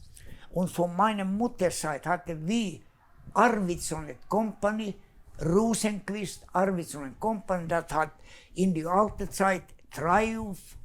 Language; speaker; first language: German; non-native, fluent; Finnish